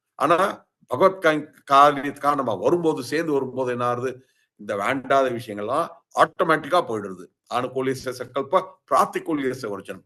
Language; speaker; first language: Tamil; early bilingual, heritage; Tamil